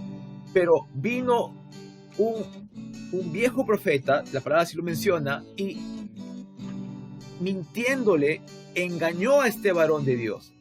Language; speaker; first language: Spanish; native; Spanish